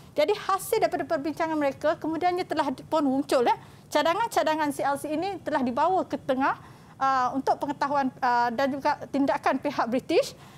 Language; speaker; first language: Malay; native; Malay